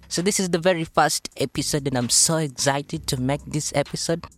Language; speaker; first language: English; non-native, local second language; Luyia